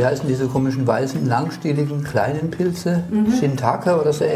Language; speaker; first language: German; native; German